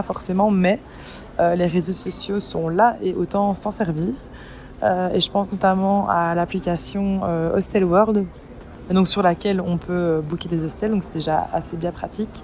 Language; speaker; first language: French; native; French